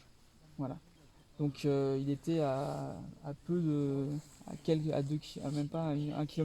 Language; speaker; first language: French; native; French